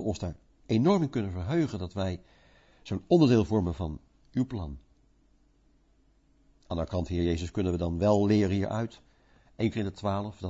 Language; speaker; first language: Dutch; native; Dutch